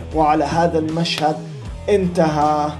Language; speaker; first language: Arabic; native; Arabic